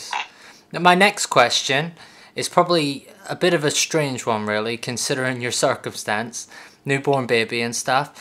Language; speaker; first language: English; native; English